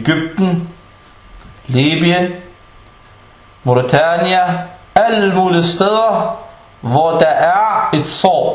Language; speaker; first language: Danish; early bilingual, other home language; Arabic